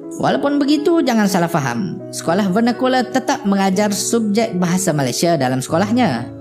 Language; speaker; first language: Malay; native; Malay